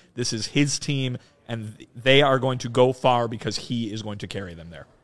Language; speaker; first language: English; native; English